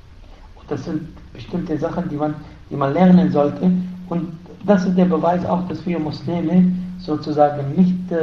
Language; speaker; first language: German; non-native, fluent; Arabic